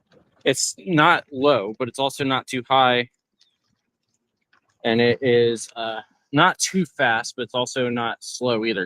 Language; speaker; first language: English; native; English